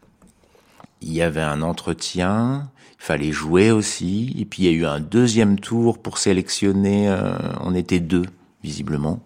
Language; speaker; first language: French; native; French